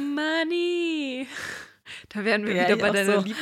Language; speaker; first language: German; native; German